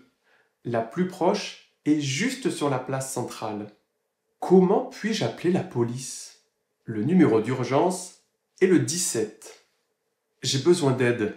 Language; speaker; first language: French; native; French